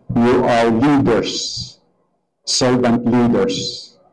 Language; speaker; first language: English; non-native, local second language; Hiligaynon